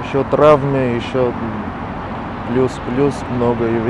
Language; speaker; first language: Russian; non-native, fluent; Armenian